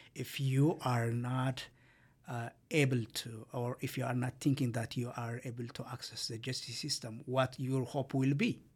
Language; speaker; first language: English; non-native, fluent; Amharic